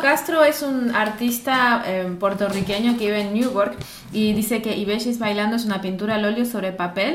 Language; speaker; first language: Spanish; native; Spanish